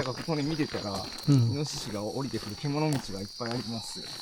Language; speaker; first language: Japanese; native; Japanese